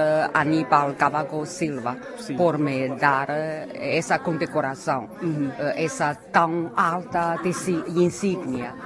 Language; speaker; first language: Portuguese; non-native, fluent; Chinese